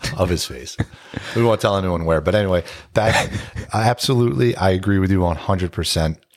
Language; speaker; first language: English; early bilingual, other home language; Italian